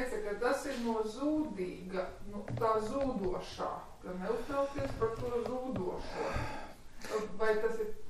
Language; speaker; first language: Latvian; native; Latvian